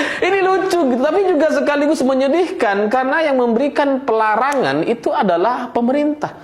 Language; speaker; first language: Indonesian; non-native, local second language; Madurese